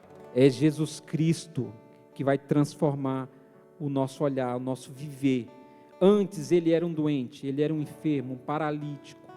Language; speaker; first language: Portuguese; native; Portuguese